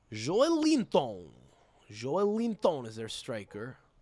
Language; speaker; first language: English; early bilingual, other home language; Italian